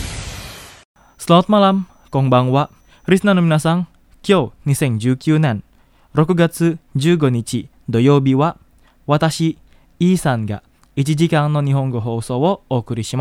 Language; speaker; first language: Japanese; non-native, fluent; Indonesian